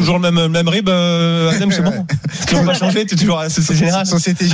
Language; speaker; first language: French; native; French